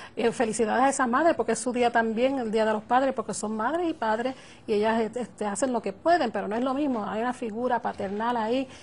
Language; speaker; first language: Spanish; native; Spanish